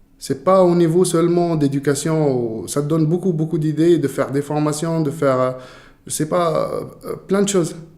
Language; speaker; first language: French; non-native, local second language; Arabic